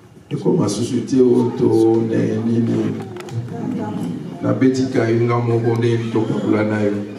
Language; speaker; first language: French; non-native, local second language; Lingala